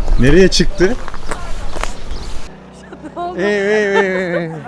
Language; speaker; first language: Turkish; non-native, learner; English